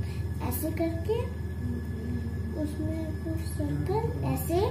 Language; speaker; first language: Hindi; native; Hindi